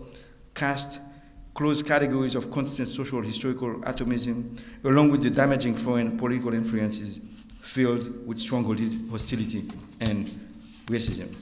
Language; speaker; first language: English; non-native, fluent; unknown